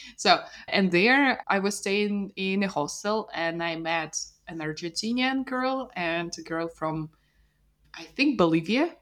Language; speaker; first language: English; non-native, fluent; Russian